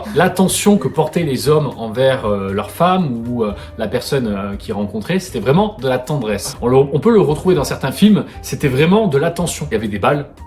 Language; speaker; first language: French; native; French